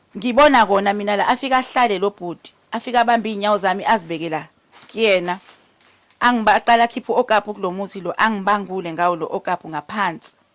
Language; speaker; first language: Zulu; native; Zulu